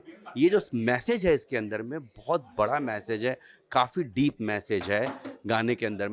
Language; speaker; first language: Hindi; native; Hindi